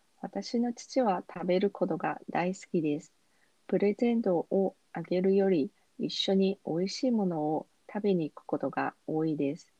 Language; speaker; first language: Japanese; non-native, fluent; Chinese